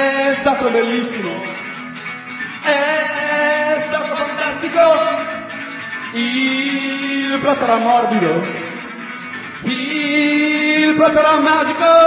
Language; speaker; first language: Italian; native; Italian